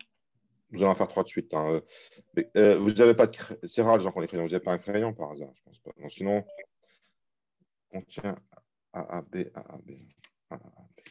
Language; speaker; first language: French; native; French